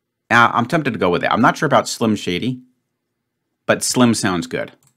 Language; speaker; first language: English; native; English